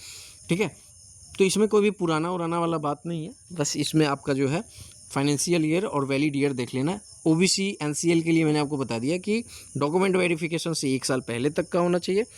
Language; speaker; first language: Hindi; native; Hindi